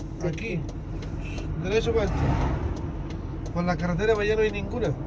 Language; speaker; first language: Spanish; native; Spanish